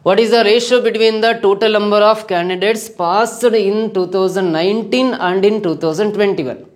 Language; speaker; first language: English; non-native, local second language; Kannada